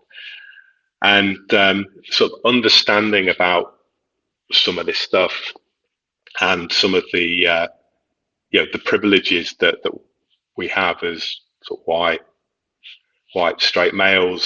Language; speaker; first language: English; native; English